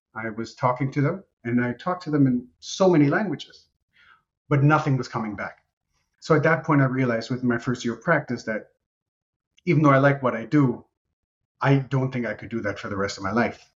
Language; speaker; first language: English; non-native, fluent; Romanian